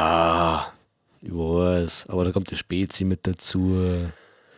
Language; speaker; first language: German; native; German